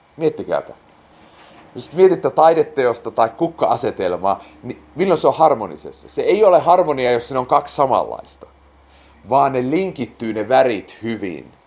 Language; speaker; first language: Finnish; native; Finnish